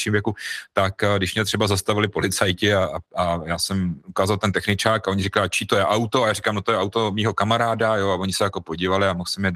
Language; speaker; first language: Czech; native; Czech